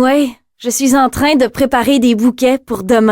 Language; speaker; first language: French; native; French